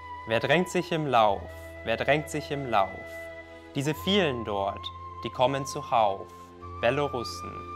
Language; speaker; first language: German; native; German